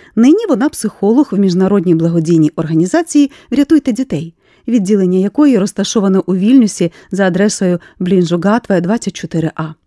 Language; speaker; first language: Ukrainian; native; Ukrainian